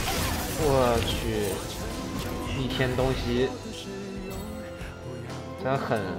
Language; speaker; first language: Chinese; native; Chinese